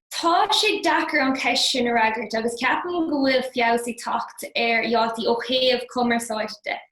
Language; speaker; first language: Irish; non-native, local second language; English